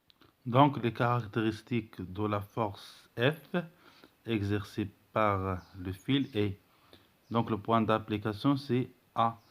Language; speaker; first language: French; non-native, local second language; Arabic